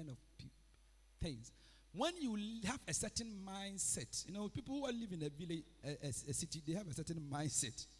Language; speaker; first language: English; non-native, local second language; Akan